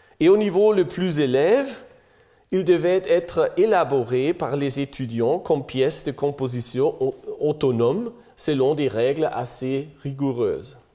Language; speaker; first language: French; non-native, fluent; German